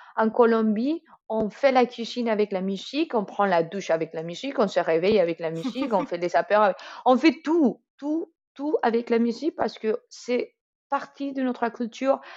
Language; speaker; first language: French; non-native, fluent; Spanish